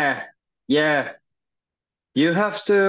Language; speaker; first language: English; non-native, learner; Finnish